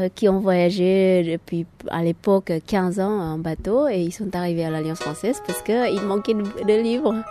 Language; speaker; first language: French; non-native, fluent; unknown